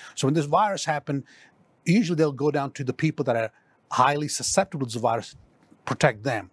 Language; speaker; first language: English; non-native, local second language; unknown